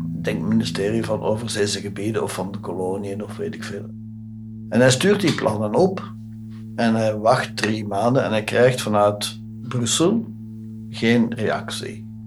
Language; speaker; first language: Dutch; native; Dutch